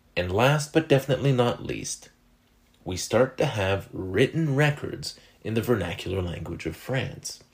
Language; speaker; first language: English; non-native, fluent; French